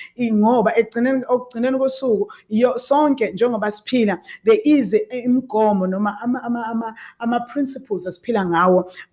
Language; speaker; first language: Zulu; native; Zulu